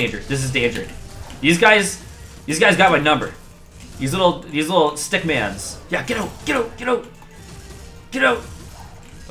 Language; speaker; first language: English; native; English